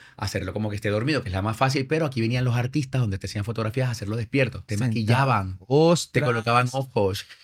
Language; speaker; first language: Spanish; native; Spanish